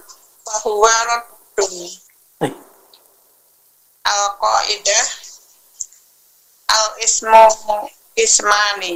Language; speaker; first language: Arabic; non-native, learner; Indonesian